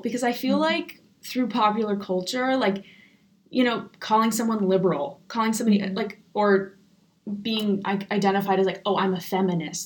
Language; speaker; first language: English; native; English